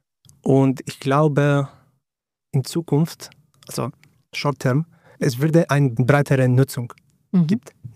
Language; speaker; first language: German; non-native, fluent; Greek